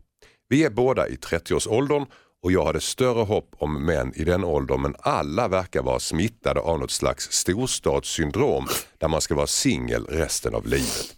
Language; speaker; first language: Swedish; native; Swedish